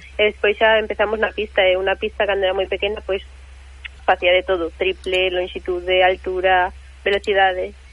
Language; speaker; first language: Galician; native; Galician